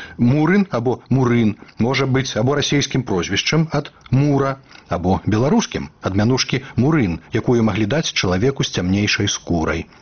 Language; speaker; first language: Belarusian; native; Belarusian